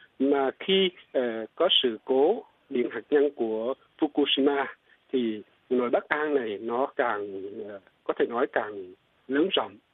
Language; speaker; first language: Vietnamese; non-native, local second language; Eastern Cham